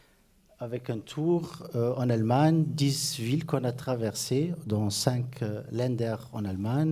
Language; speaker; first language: French; non-native, fluent; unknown